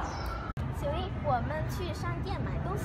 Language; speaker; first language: Chinese; non-native, learner; Vietnamese